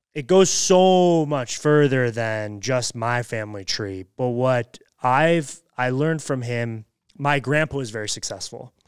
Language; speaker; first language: English; native; English